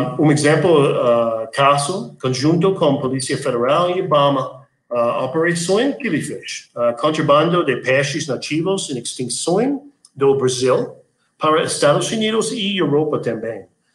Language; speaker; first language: Portuguese; non-native, learner; English